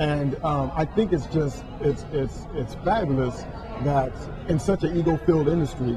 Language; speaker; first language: English; native; English